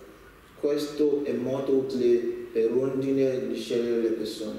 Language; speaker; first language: Italian; non-native, learner; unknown